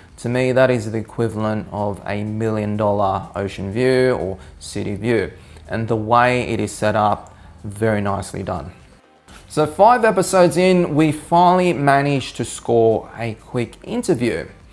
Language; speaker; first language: English; early bilingual, other home language; Vietnamese